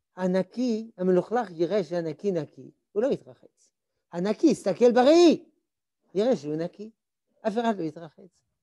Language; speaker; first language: Hebrew; non-native, fluent; French